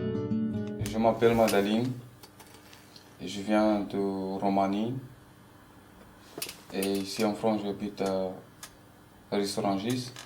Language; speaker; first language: French; early bilingual, other home language; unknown